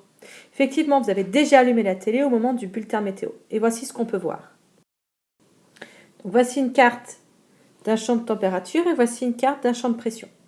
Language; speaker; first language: French; native; French